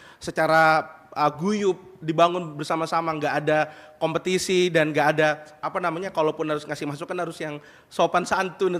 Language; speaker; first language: Indonesian; native; Indonesian